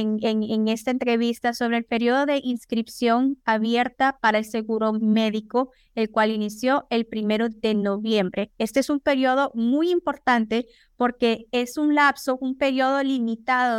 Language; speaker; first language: Spanish; native; Spanish